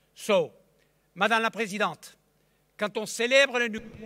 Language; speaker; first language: French; non-native, fluent; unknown